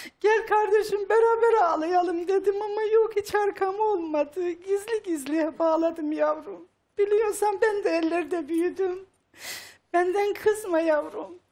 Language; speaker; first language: Turkish; native; Turkish